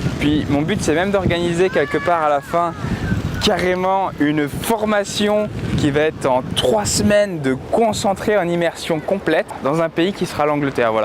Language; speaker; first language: French; native; French